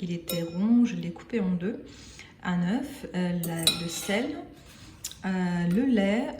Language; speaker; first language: French; non-native, fluent; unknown